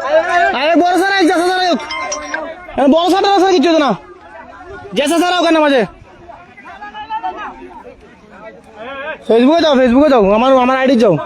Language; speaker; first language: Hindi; non-native, learner; Bangla